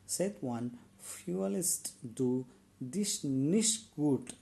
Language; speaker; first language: German; non-native, learner; Malayalam